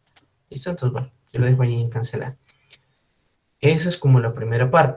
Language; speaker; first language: Spanish; native; Spanish